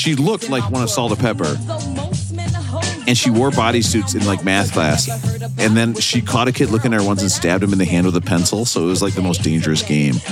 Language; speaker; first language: English; native; English